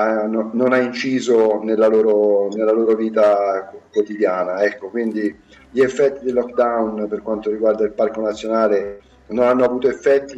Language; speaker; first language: Italian; native; Italian